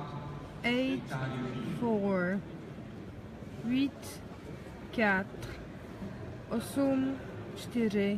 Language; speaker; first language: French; non-native, learner; Czech